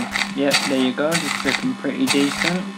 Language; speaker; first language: English; native; English